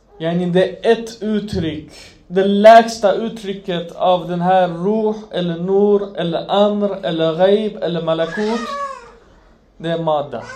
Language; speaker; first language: Swedish; non-native, fluent; Arabic